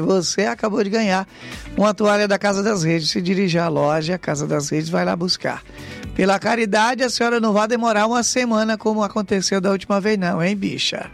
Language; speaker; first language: Portuguese; native; Portuguese